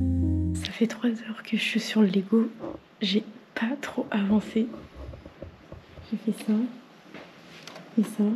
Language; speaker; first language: French; native; French